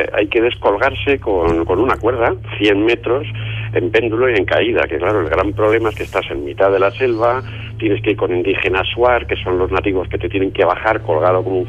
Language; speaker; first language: Spanish; native; Spanish